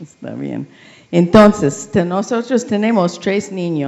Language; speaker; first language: Spanish; non-native, learner; English